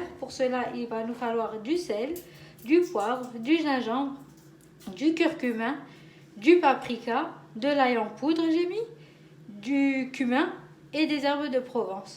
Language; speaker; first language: French; native; French